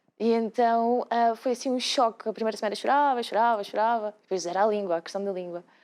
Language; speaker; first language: Portuguese; native; Portuguese